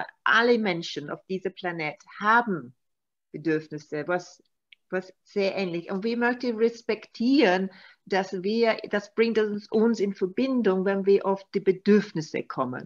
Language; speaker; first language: German; non-native, learner; Maltese